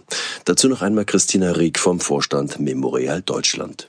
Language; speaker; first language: German; native; German